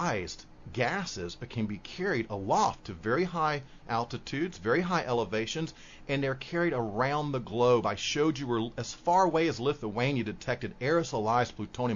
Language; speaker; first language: English; native; English